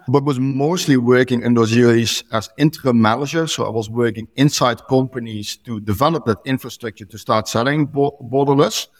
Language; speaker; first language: English; non-native, fluent; Dutch